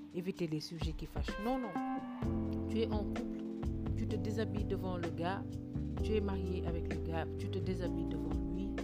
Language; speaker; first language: French; non-native, local second language; Wolof